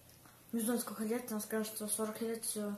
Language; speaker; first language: Russian; early bilingual, heritage; Russian